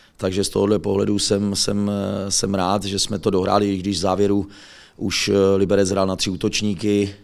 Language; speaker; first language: Czech; native; Czech